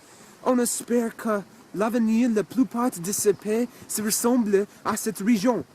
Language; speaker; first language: French; non-native, learner; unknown